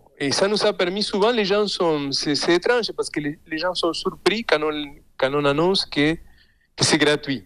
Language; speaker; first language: French; non-native, fluent; Spanish